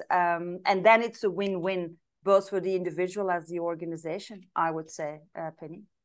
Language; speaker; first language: English; non-native, fluent; Dutch